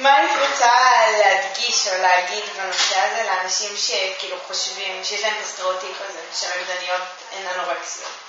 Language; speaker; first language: Hebrew; native; Hebrew